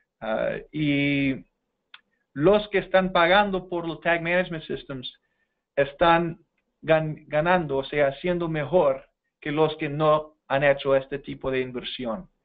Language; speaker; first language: Spanish; non-native, fluent; English